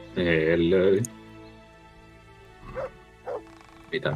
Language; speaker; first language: Finnish; native; Finnish